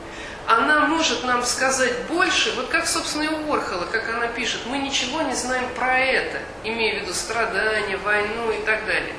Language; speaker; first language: Russian; native; Russian